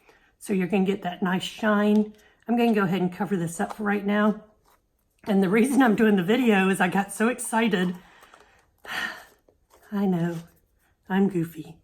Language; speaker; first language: English; native; English